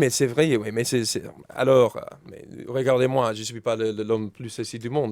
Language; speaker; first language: French; non-native, fluent; English